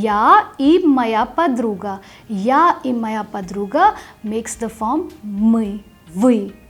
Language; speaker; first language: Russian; non-native, fluent; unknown